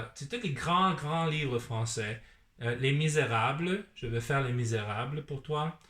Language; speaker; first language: French; non-native, learner; English